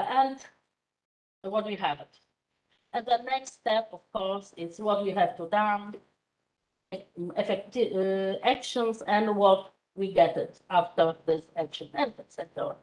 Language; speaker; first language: English; non-native, fluent; Polish